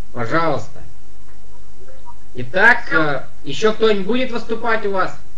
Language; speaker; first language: Russian; native; Russian